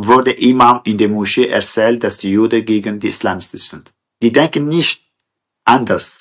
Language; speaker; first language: German; non-native, learner; Kurdish